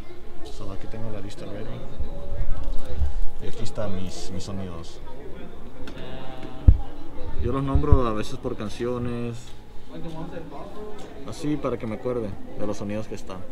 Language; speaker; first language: Spanish; early bilingual, heritage; Spanish